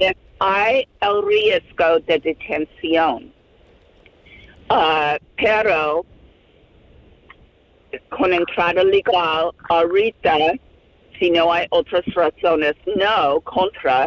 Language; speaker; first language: Spanish; non-native, learner; English